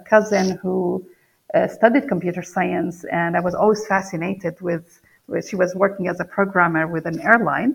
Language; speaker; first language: English; non-native, fluent; Arabic